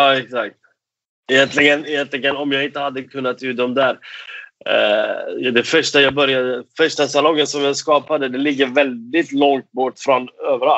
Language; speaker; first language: Swedish; non-native, fluent; Persian